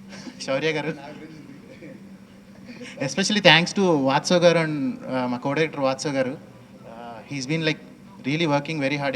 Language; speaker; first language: Telugu; native; Telugu